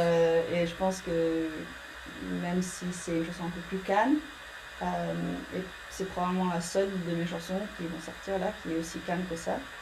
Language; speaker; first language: French; early bilingual, heritage; English